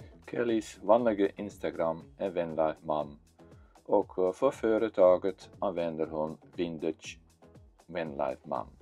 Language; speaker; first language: Swedish; non-native, fluent; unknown